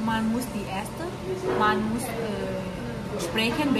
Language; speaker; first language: German; non-native, learner; Thai